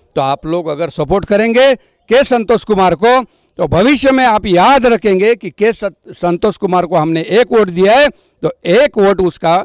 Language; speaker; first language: Hindi; non-native, local second language; Lambadi